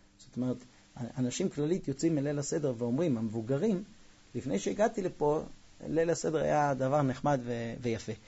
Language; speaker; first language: Hebrew; non-native, fluent; English